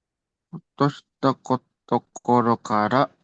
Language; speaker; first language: Japanese; non-native, learner; Indonesian